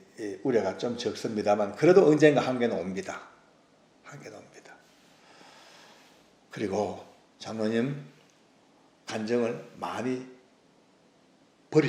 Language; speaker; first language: Korean; native; Korean